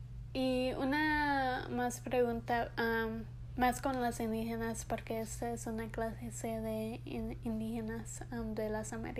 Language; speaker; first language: Spanish; early bilingual, heritage; English